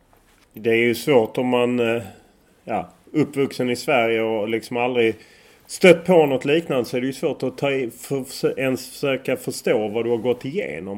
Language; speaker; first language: Swedish; native; Swedish